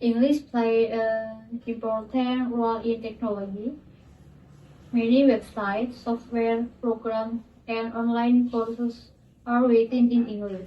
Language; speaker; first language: English; non-native, learner; Indonesian